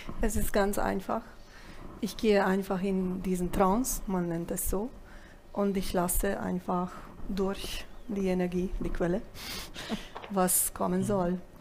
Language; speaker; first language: German; non-native, fluent; Italian